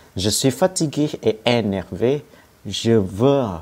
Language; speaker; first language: French; non-native, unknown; Vietnamese